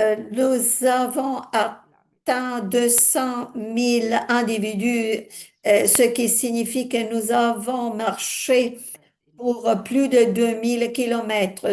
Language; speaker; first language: French; non-native, fluent; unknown